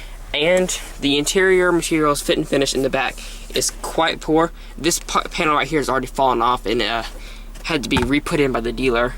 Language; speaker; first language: English; native; English